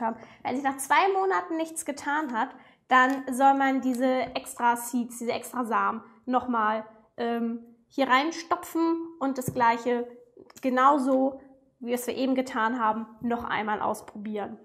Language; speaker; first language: German; native; German